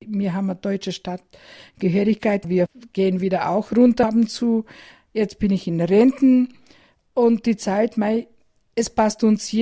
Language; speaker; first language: German; non-native, learner; Macedonian